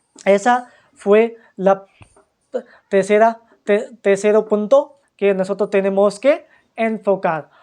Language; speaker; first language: Spanish; non-native, fluent; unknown